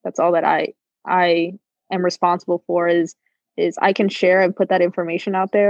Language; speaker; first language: English; native; English